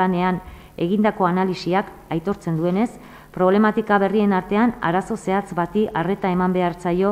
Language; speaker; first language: Basque; native; Basque